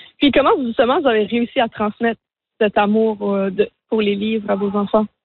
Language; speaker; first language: French; native; French